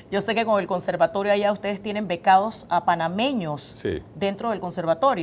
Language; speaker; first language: Spanish; native; Spanish